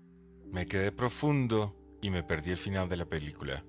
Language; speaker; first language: Spanish; native; Spanish